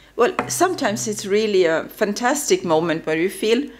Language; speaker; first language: English; non-native, fluent; Swedish